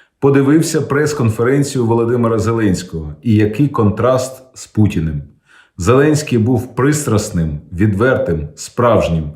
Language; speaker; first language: Ukrainian; native; Ukrainian